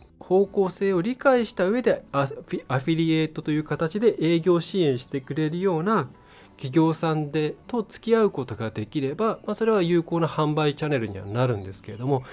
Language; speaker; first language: Japanese; native; Japanese